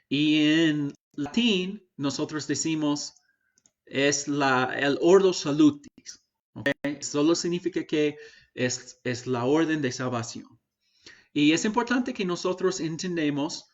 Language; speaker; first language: Spanish; non-native, fluent; English